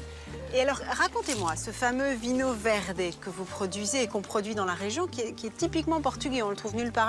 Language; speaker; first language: French; native; French